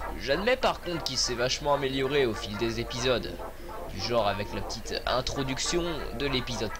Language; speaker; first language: French; native; French